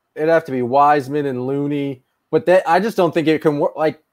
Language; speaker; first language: English; native; English